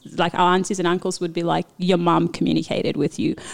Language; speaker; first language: English; early bilingual, other home language; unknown